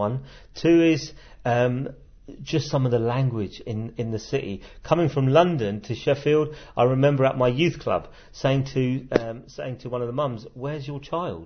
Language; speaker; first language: English; native; English